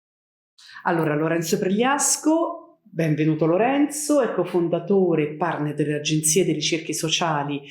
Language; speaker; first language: Italian; native; Italian